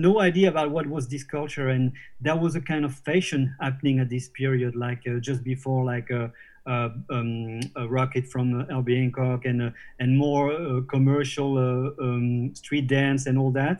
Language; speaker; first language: English; non-native, fluent; French